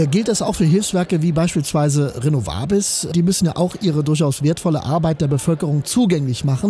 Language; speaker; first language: German; native; German